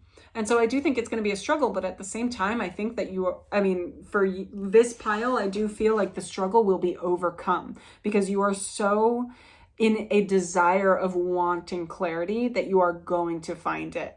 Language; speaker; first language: English; native; English